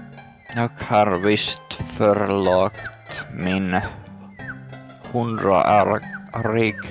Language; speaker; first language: Swedish; non-native, learner; English